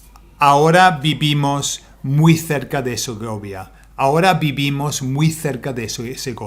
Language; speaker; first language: Spanish; non-native, fluent; English